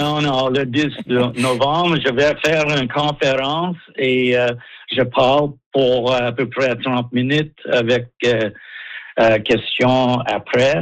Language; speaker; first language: French; non-native, local second language; English